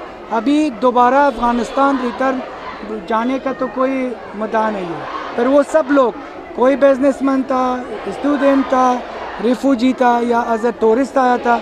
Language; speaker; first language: Hindi; non-native, fluent; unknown